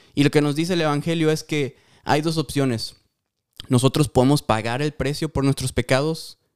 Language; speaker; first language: Spanish; native; Spanish